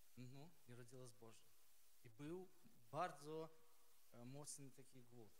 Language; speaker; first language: Polish; non-native, learner; Ukrainian